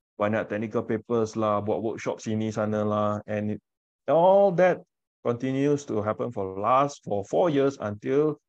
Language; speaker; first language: English; non-native, local second language; Min Nan Chinese